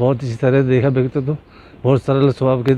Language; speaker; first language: Hindi; native; Hindi